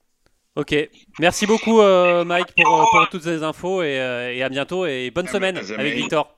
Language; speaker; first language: French; native; French